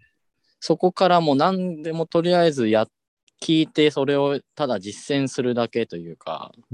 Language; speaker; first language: Japanese; native; Japanese